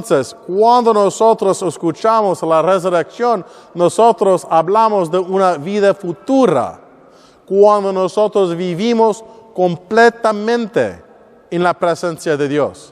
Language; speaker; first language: Spanish; non-native, learner; English